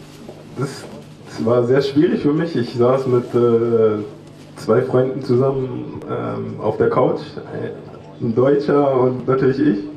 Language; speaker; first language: German; early bilingual, other home language; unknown